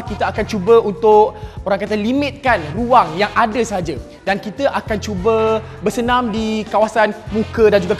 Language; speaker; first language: Malay; native; Malay